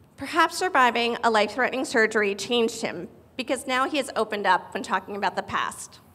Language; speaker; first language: English; native; English